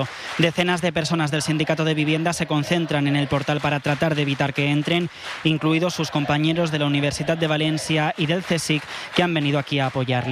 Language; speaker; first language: Spanish; native; Spanish